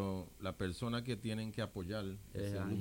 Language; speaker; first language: Spanish; non-native, local second language; English